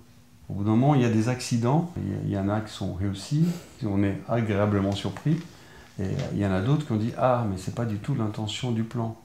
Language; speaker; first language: French; non-native, fluent; Portuguese